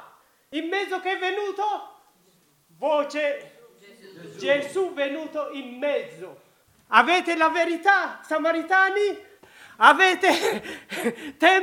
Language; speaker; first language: Italian; non-native, learner; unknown